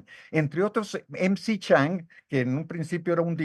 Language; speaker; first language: Spanish; native; Spanish